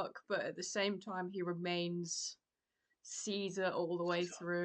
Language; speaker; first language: English; native; English